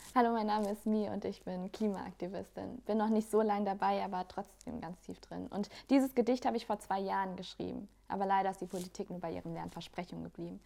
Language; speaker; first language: German; native; German